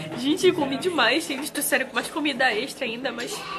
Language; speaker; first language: Portuguese; native; Portuguese